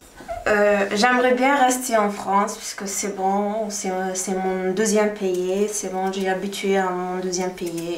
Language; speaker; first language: French; non-native, learner; Arabic